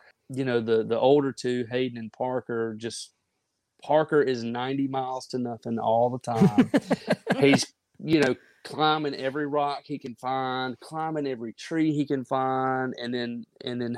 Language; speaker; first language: English; native; English